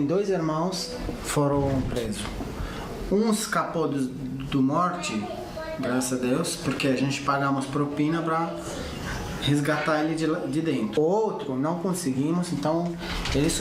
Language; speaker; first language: Portuguese; early bilingual, other home language; Arabic